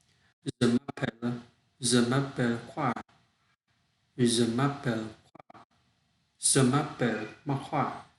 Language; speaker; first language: French; non-native, learner; Vietnamese